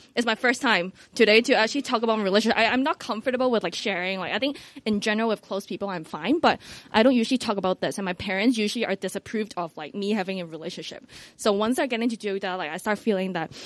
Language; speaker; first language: English; non-native, local second language; Cantonese